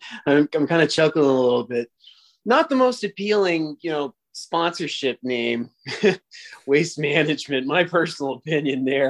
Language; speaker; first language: English; native; English